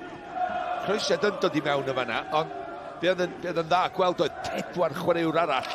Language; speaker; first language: Welsh; native; Welsh